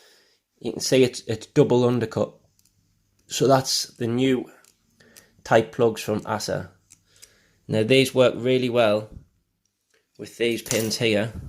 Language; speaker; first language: English; native; English